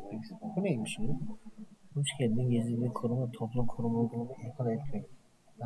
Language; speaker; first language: Turkish; native; Turkish